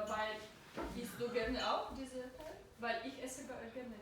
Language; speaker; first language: German; non-native, learner; Russian